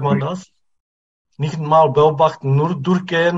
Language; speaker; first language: German; non-native, fluent; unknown